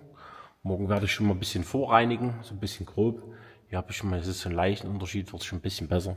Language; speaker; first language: German; native; German